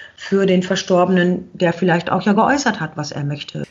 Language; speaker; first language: German; native; German